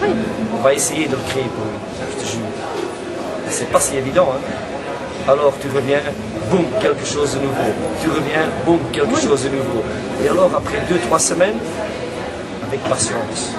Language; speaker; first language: French; non-native, local second language; Dutch